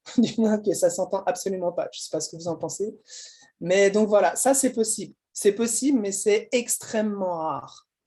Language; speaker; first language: French; native; French